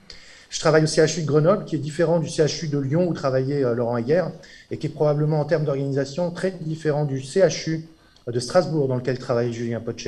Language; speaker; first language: French; native; French